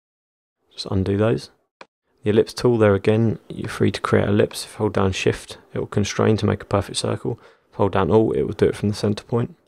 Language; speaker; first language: English; native; English